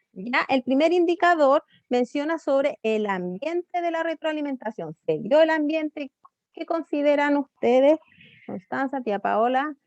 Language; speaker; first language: Spanish; native; Spanish